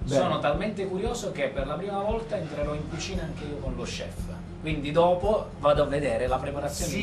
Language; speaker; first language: Italian; native; Italian